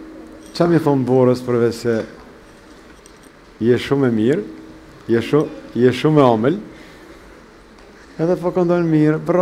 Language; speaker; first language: Albanian; native; Albanian